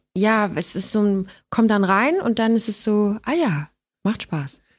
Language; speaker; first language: German; native; German